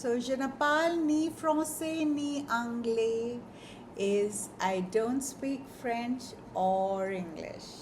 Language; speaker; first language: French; non-native, fluent; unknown